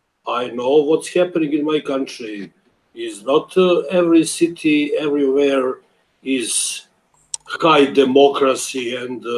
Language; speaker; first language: English; non-native, learner; Serbian